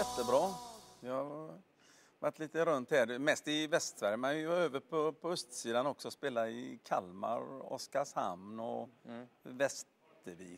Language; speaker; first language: Swedish; native; Swedish